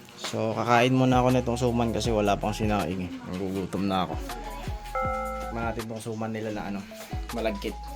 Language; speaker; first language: Filipino; non-native, local second language; Cebuano